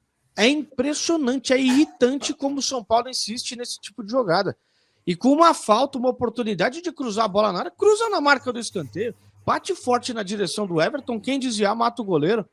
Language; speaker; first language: Portuguese; native; Portuguese